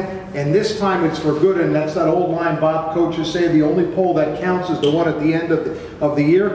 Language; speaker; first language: English; native; English